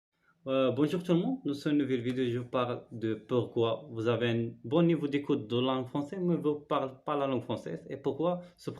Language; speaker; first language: French; non-native, learner; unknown